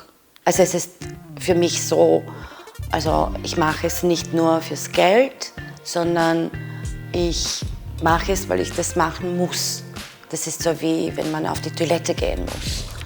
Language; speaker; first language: German; non-native, fluent; Serbian